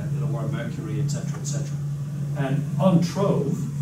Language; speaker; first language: English; native; English